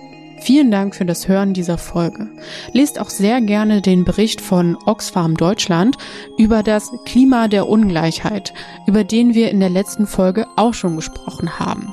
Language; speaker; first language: German; native; German